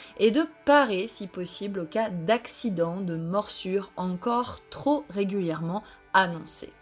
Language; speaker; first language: French; native; French